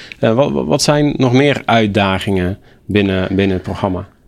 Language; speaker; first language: Dutch; native; Dutch